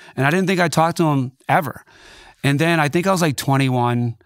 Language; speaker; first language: English; native; English